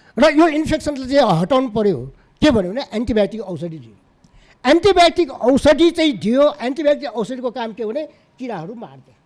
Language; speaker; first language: Nepali; non-native, local second language; Newari